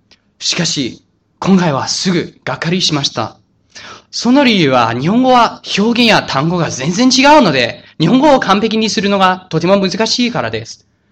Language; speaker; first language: Japanese; non-native, fluent; English